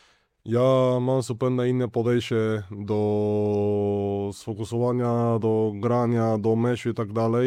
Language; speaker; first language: Polish; non-native, learner; Spanish